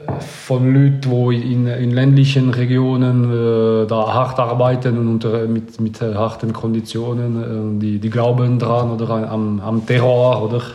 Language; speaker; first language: German; non-native, local second language; French